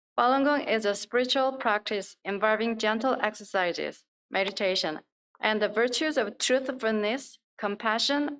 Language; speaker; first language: English; non-native, fluent; Korean